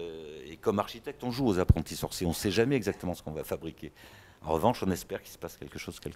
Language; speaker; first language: French; native; French